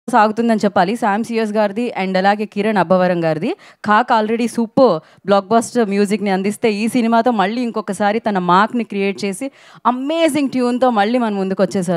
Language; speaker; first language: Telugu; native; Telugu